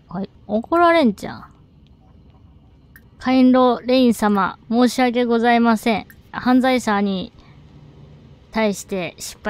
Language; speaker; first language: Japanese; native; Japanese